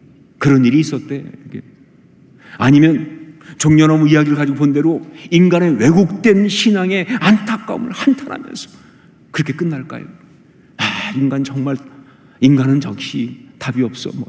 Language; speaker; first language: Korean; native; Korean